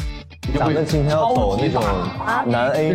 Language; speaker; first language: Chinese; native; Chinese